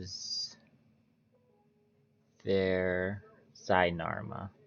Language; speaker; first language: Chinese; non-native, learner; English